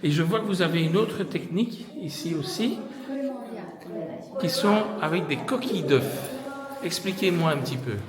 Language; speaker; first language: French; native; French